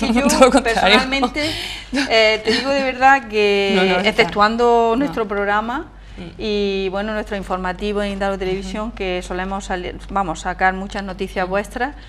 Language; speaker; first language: Spanish; native; Spanish